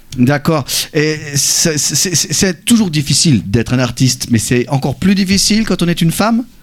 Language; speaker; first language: French; native; French